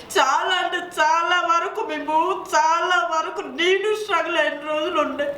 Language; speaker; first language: Telugu; non-native, local second language; Odia